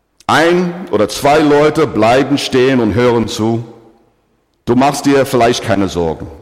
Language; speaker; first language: German; non-native, fluent; English